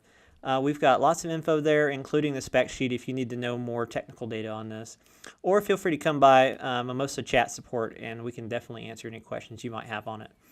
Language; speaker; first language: English; native; English